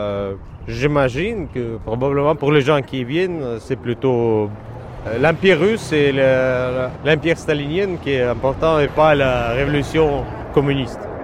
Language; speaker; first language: French; non-native, fluent; Russian